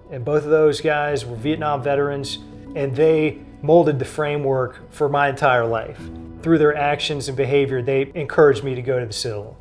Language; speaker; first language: English; native; English